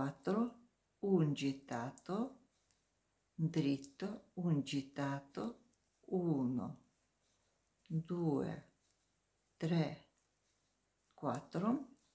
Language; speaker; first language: Italian; non-native, learner; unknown